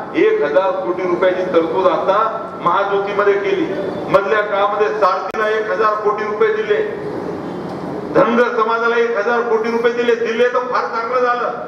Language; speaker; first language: Marathi; non-native, local second language; Lambadi